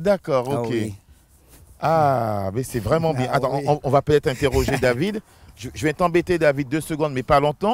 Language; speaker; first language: French; native; French